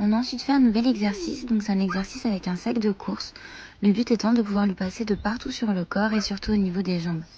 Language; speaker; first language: French; native; French